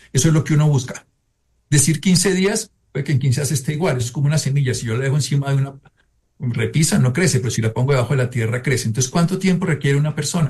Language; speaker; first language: Spanish; native; Spanish